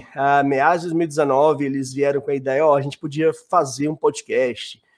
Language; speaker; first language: Portuguese; native; Portuguese